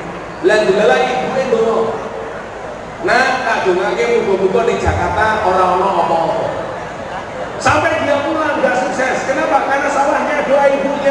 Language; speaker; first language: Indonesian; non-native, local second language; Javanese